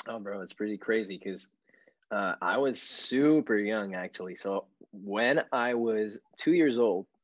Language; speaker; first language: English; non-native, fluent; French